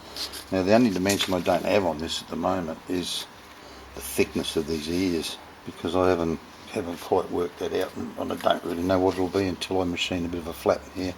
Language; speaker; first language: English; native; English